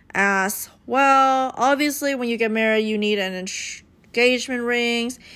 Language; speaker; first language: English; native; English